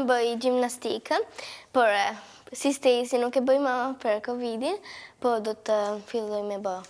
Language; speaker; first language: Albanian; early bilingual, heritage; Albanian